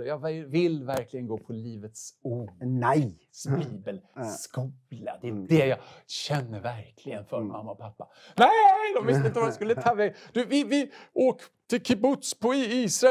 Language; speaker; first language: Swedish; native; Swedish